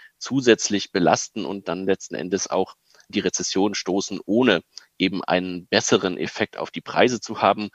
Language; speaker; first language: German; native; German